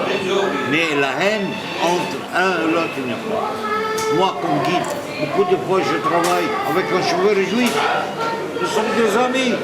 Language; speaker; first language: French; non-native, learner; Arabic